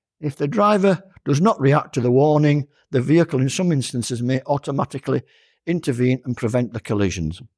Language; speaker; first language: English; native; English